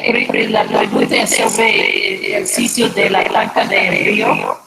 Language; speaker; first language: Spanish; non-native, fluent; English